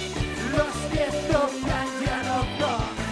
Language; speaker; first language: Spanish; native; Spanish